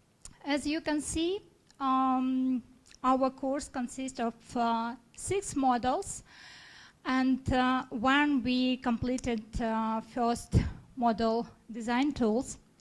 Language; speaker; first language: English; non-native, learner; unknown